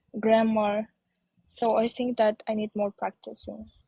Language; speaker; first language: English; non-native, learner; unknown